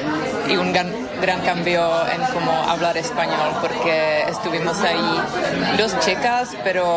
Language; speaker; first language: Spanish; non-native, fluent; Czech